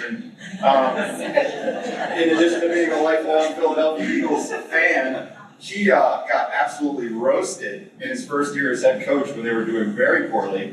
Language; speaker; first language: English; native; English